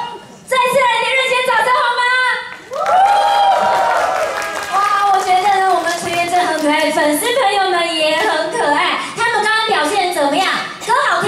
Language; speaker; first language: Chinese; native; Chinese